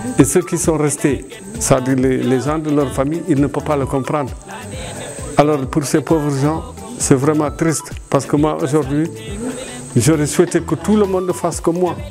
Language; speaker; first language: French; non-native, local second language; Fula